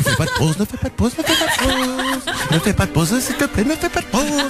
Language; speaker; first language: French; native; French